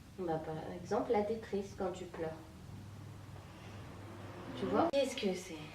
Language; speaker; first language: French; native; French